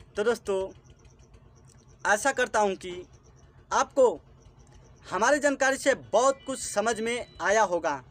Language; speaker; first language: Hindi; native; Hindi